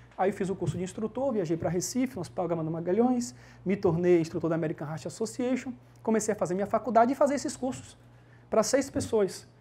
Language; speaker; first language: Portuguese; early bilingual, heritage; Portuguese